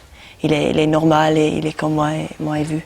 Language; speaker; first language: French; non-native, learner; English